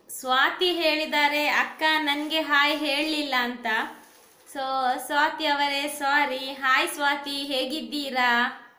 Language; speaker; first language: Kannada; non-native, local second language; Tulu